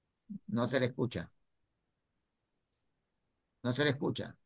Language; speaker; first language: Spanish; native; Spanish